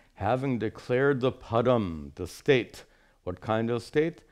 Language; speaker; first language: English; native; English